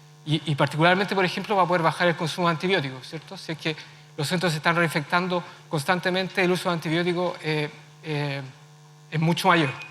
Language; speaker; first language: Spanish; native; Spanish